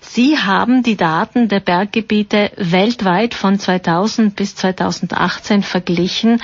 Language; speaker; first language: German; native; German